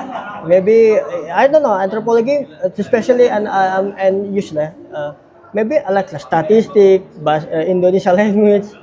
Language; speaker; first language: English; non-native, learner; Indonesian